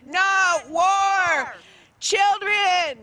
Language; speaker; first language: English; native; English